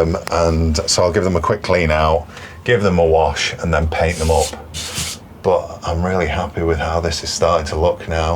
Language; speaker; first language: English; native; English